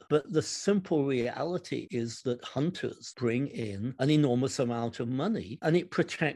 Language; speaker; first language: English; native; English